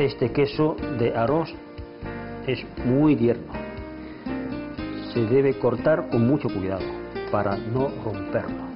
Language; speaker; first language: Spanish; non-native, fluent; Chinese